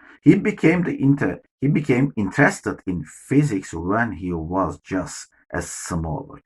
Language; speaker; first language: English; non-native, fluent; Turkish